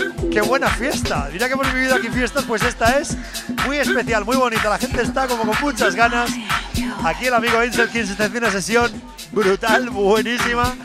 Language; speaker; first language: Spanish; native; Spanish